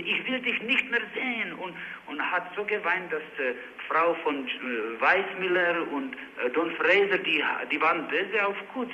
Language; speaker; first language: German; non-native, learner; Czech